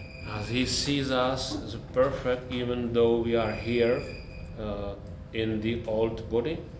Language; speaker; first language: English; non-native, fluent; Czech